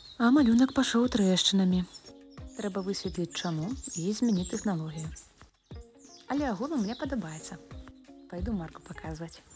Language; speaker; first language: Belarusian; native; Belarusian